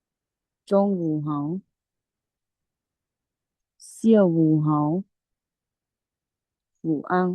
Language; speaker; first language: Chinese; non-native, learner; Lao